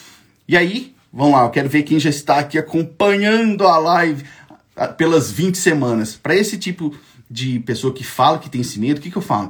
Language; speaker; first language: Portuguese; native; Portuguese